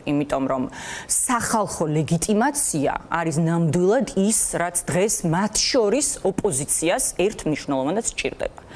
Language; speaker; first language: Georgian; native; Georgian